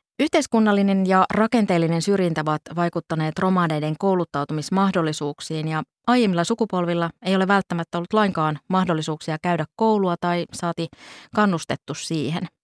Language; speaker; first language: Finnish; native; Finnish